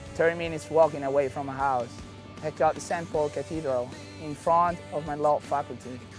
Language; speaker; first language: English; non-native, fluent; Italian